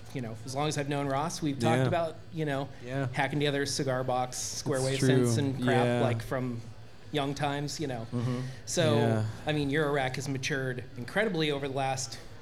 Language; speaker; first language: English; native; English